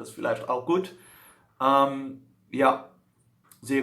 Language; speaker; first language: German; non-native, learner; Dutch